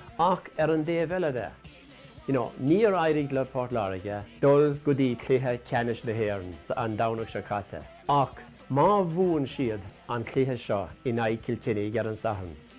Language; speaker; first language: Irish; non-native, local second language; English